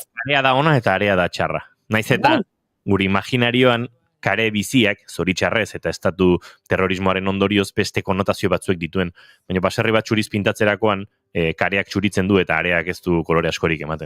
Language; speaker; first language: Basque; native; Basque